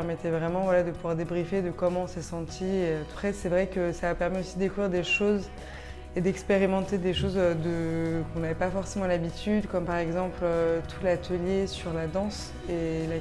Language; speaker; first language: French; native; French